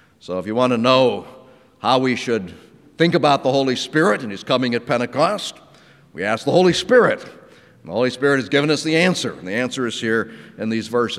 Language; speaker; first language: English; native; English